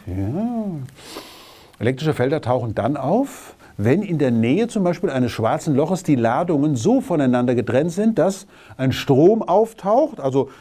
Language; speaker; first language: German; native; German